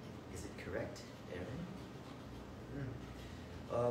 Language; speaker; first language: English; native; English